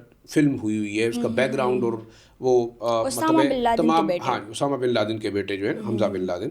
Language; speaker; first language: Urdu; native; Urdu